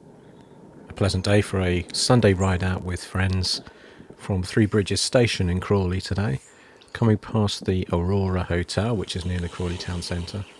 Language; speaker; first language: English; native; English